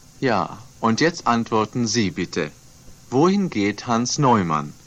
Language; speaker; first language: German; non-native, fluent; Swedish